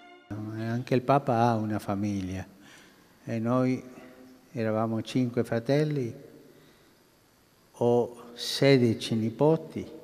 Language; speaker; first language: Italian; early bilingual, heritage; Spanish